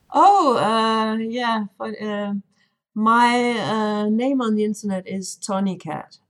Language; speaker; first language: English; non-native, fluent; Danish